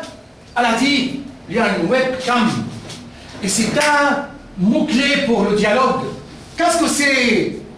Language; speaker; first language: French; non-native, fluent; Arabic